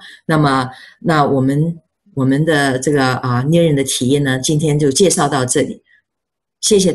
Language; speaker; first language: Chinese; native; Chinese